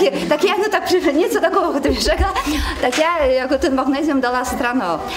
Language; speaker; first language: Czech; non-native, learner; Russian